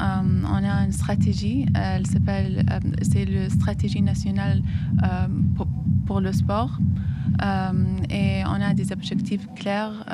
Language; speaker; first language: French; non-native, fluent; Arabic